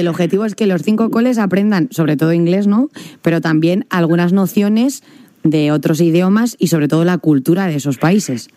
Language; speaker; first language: Spanish; native; Spanish